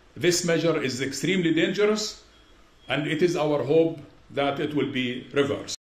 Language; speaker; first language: English; non-native, fluent; Arabic